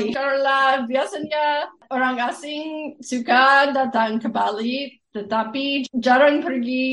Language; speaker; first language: Indonesian; non-native, fluent; English